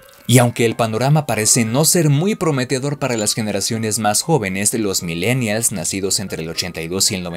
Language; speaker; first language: Spanish; native; Spanish